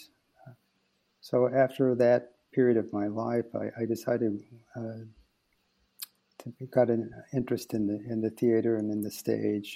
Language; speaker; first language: English; native; English